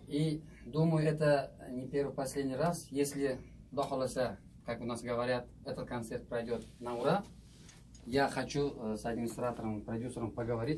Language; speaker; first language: Russian; non-native, local second language; Uzbek